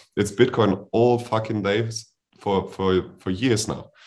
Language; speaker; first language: English; non-native, fluent; German